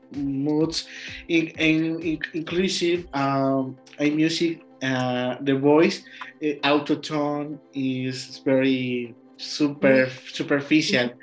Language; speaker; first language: English; non-native, learner; Spanish